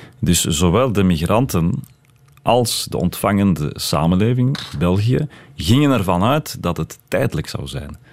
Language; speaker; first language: Dutch; early bilingual, other home language; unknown